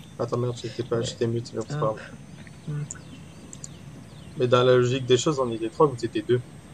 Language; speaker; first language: French; native; French